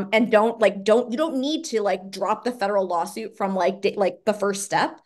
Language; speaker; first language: English; native; English